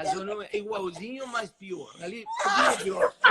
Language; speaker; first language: Portuguese; non-native, fluent; Spanish